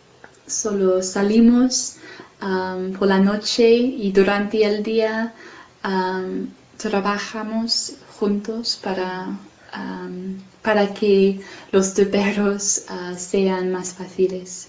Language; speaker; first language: Spanish; non-native, fluent; English